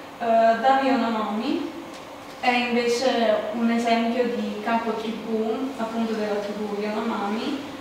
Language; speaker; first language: Italian; early bilingual, other home language; Portuguese